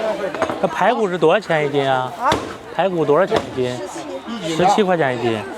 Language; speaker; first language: Chinese; native; Chinese